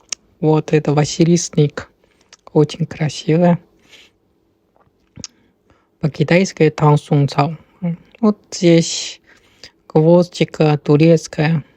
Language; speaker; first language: Russian; non-native, learner; Chinese